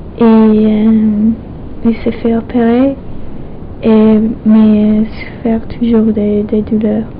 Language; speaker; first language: French; non-native, fluent; English